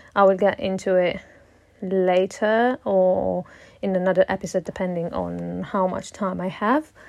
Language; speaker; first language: English; non-native, fluent; Italian